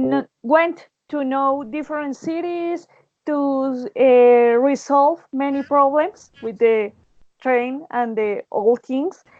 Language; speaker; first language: English; non-native, learner; Spanish